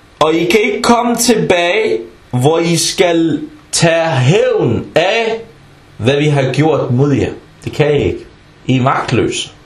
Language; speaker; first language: Danish; early bilingual, other home language; Arabic